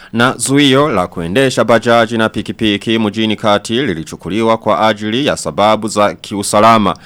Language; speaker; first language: Swahili; non-native, local second language; Rundi